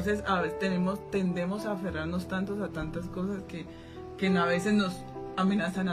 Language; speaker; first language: Spanish; native; Spanish